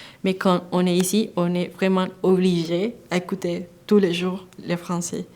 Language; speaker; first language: French; non-native, fluent; Spanish